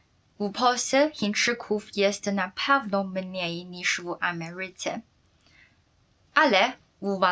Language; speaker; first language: Polish; non-native, fluent; Chinese